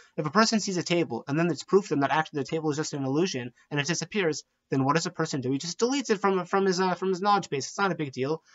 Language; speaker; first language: English; native; English